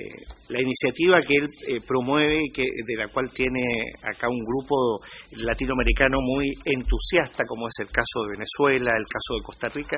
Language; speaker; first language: Spanish; native; Spanish